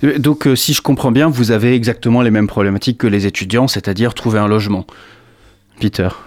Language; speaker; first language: French; native; French